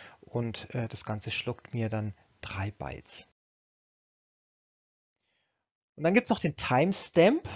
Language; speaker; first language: German; native; German